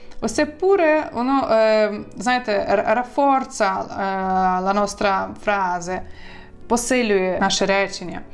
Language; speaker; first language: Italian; non-native, fluent; Ukrainian